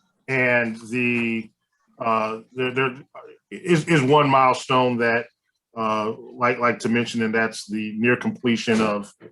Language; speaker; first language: English; native; English